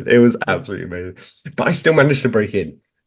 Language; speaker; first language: English; native; English